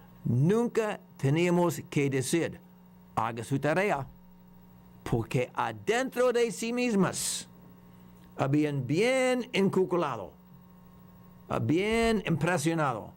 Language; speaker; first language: Spanish; non-native, fluent; English